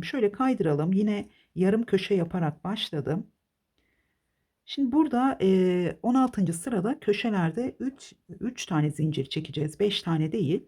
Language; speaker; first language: Turkish; native; Turkish